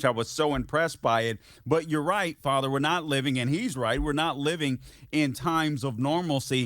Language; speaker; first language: English; native; English